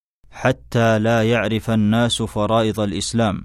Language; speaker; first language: Arabic; native; Arabic